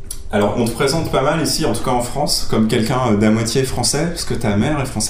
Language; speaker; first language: French; native; French